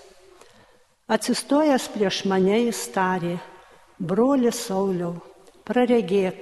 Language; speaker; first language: Lithuanian; native; Lithuanian